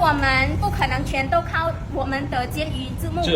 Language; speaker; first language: Chinese; non-native, fluent; Khmer